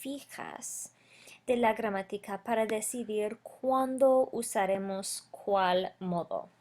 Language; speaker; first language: Spanish; non-native, fluent; English